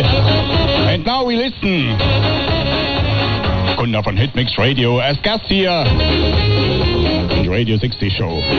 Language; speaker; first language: English; non-native, learner; German